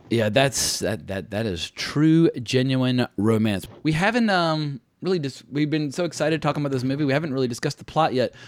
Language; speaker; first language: English; native; English